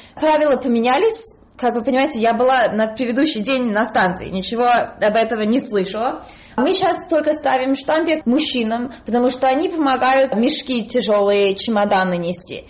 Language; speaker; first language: Russian; early bilingual, heritage; Russian